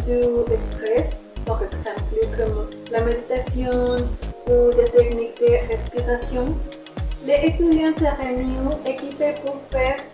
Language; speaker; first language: French; non-native, learner; Spanish